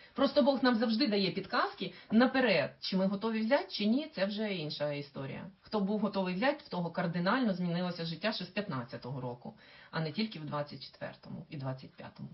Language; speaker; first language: Ukrainian; non-native, local second language; Russian